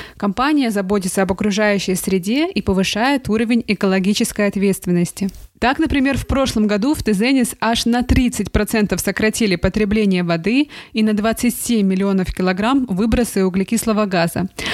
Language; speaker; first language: Russian; native; Russian